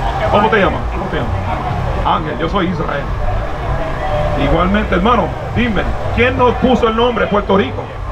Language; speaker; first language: Spanish; early bilingual, other home language; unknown